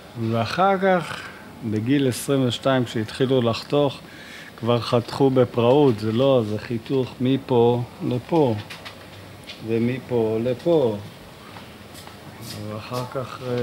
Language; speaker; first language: Hebrew; native; Hebrew